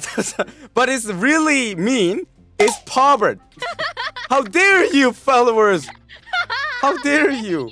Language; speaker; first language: English; non-native, learner; Korean